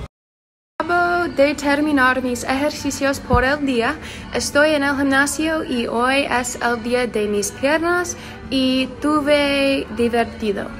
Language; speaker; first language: Spanish; non-native, learner; English